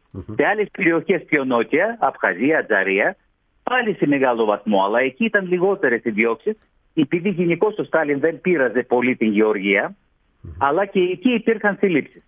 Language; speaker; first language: Greek; early bilingual, heritage; Greek